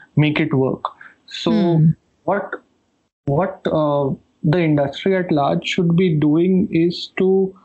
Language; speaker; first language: English; non-native, local second language; Hindi